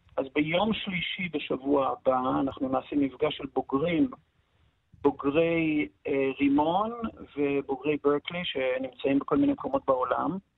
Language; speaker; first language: Hebrew; native; Hebrew